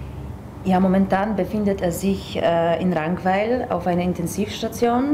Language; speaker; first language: German; non-native, fluent; Polish